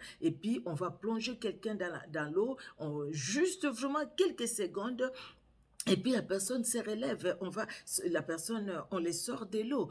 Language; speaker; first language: French; non-native, local second language; Lingala